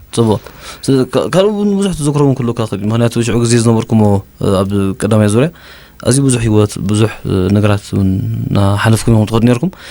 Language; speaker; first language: Tigrinya; native; Tigrinya